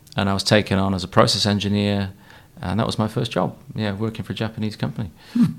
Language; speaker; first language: English; native; English